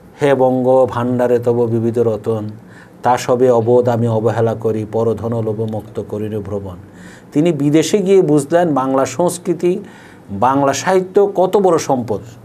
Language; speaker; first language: Bangla; native; Bangla